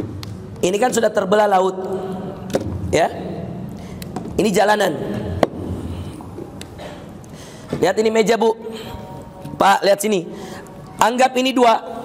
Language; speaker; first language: Indonesian; native; Indonesian